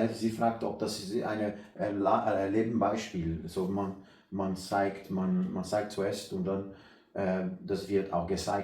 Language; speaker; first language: German; non-native, learner; Portuguese